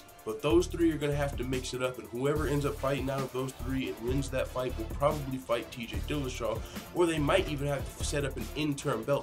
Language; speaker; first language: English; native; English